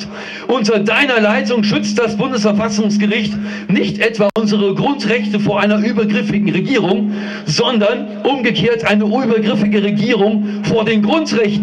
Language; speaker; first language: German; native; German